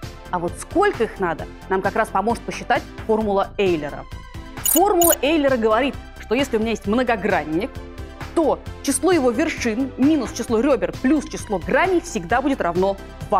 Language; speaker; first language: Russian; native; Russian